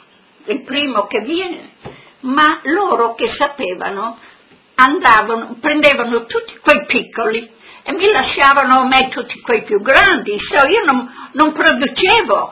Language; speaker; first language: Italian; non-native, local second language; Friulian